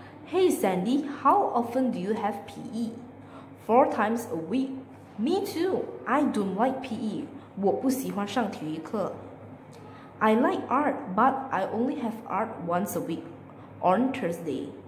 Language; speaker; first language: English; non-native, local second language; Chinese